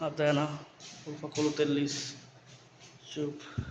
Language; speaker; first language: Arabic; non-native, learner; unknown